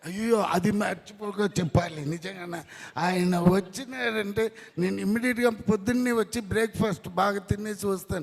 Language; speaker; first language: Telugu; non-native, learner; Tamil